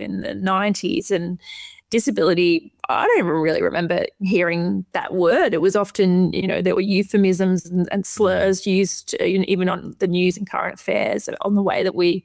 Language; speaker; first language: English; native; English